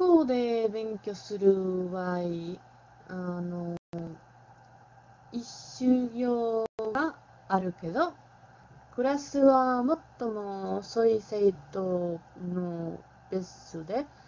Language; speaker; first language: Japanese; non-native, learner; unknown